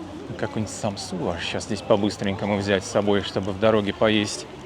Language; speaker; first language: Russian; native; Russian